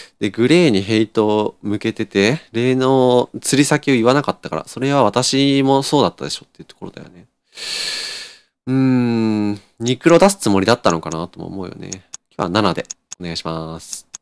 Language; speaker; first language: Japanese; native; Japanese